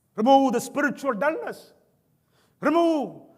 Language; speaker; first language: English; non-native, local second language; Malayalam